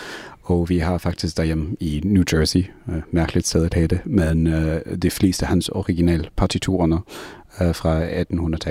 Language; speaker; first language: Danish; non-native, fluent; English